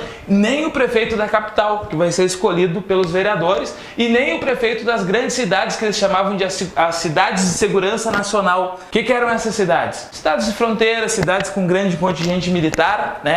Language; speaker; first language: Portuguese; native; Portuguese